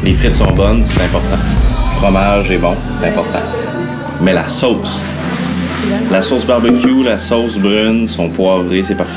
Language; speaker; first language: French; native; French